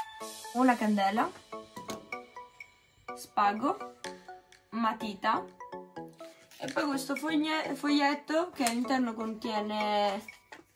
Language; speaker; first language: Italian; native; Italian